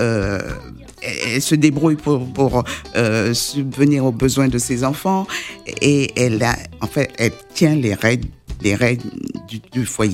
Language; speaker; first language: French; native; French